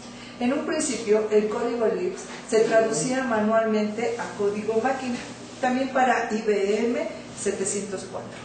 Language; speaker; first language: Spanish; native; Spanish